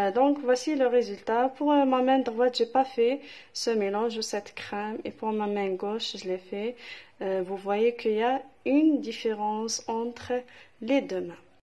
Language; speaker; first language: French; non-native, local second language; Arabic